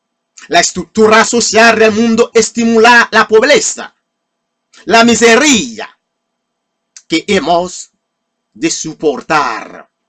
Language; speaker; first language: Spanish; non-native, fluent; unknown